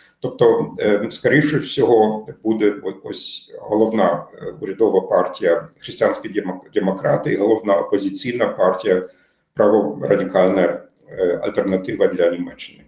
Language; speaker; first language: Ukrainian; non-native, fluent; German